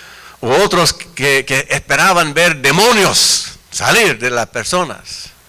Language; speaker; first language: Spanish; non-native, fluent; English